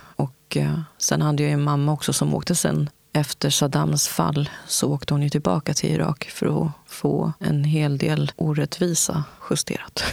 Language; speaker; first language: Swedish; early bilingual, other home language; Kurdish